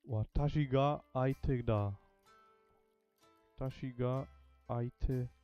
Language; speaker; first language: Japanese; non-native, learner; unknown